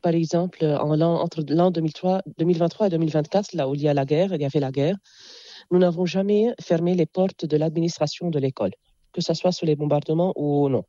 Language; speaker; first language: French; non-native, local second language; Arabic